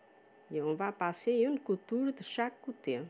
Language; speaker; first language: French; non-native, fluent; Portuguese